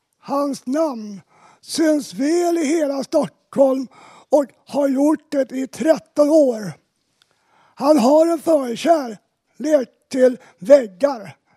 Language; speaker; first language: Swedish; native; Swedish